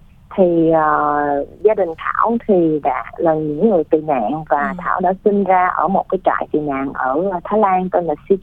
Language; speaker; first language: Vietnamese; early bilingual, heritage; Vietnamese